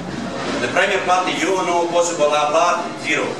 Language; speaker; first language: Spanish; non-native, learner; English